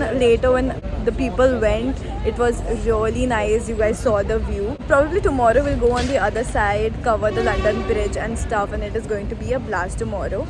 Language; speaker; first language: English; non-native, local second language; Hindi